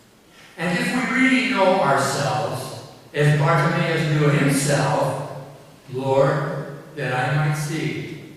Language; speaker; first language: English; native; English